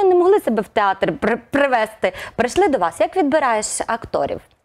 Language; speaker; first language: Ukrainian; native; Ukrainian